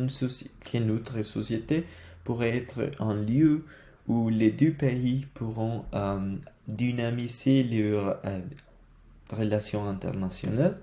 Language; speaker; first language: French; non-native, learner; Spanish